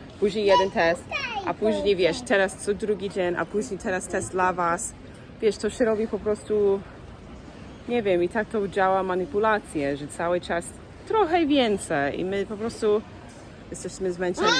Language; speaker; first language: Polish; non-native, fluent; English